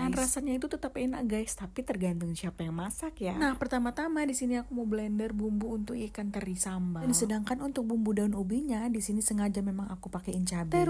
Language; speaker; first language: Indonesian; native; Indonesian